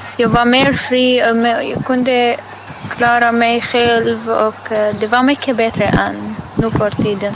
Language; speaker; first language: Swedish; non-native, learner; Arabic